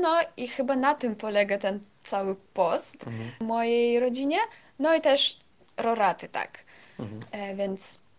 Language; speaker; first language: Polish; non-native, fluent; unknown